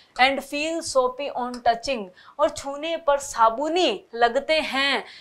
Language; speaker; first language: Hindi; native; Hindi